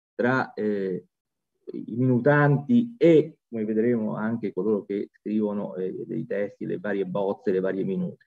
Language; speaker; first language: Italian; native; Italian